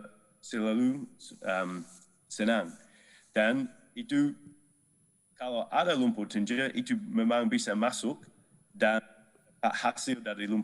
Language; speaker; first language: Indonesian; non-native, fluent; English